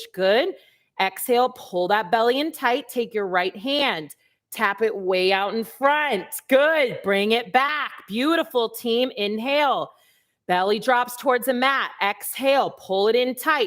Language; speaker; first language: English; native; English